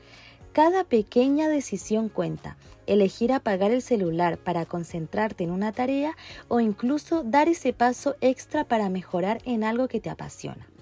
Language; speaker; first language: Spanish; native; Spanish